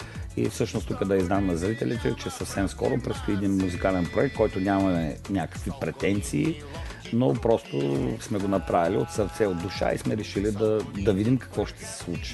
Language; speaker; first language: Bulgarian; native; Bulgarian